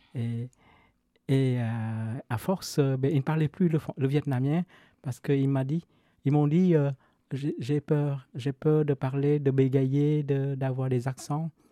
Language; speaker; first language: French; non-native, fluent; Vietnamese